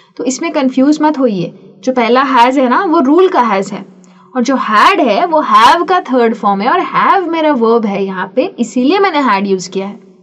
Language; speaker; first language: Hindi; native; Hindi